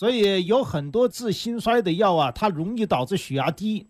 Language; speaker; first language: Chinese; native; Chinese